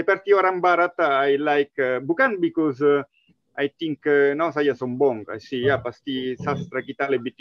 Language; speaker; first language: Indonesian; non-native, learner; Italian